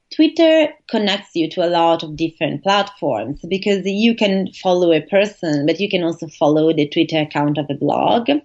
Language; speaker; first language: English; non-native, fluent; Italian